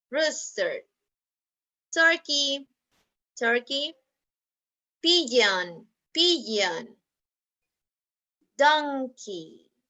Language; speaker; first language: English; non-native, fluent; Spanish